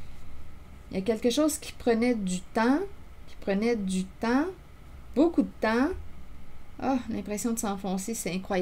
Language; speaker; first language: French; native; French